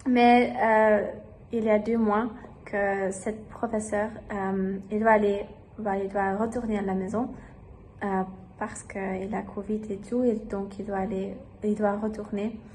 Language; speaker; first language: French; non-native, learner; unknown